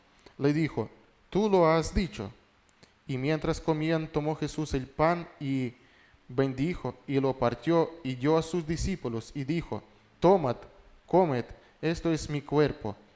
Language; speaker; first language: Spanish; non-native, fluent; Russian